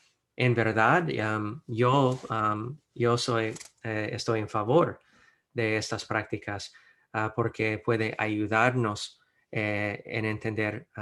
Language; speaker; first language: Spanish; non-native, fluent; English